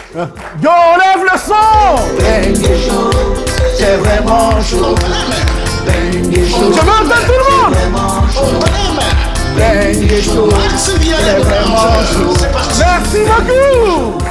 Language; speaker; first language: French; native; French